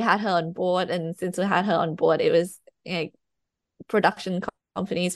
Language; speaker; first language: English; non-native, fluent; Thai